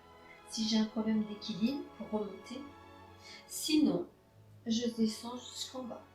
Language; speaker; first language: French; native; French